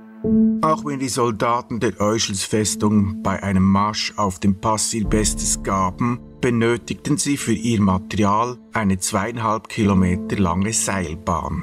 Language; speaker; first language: German; native; German